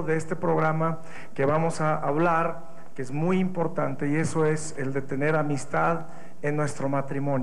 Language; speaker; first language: Spanish; native; Spanish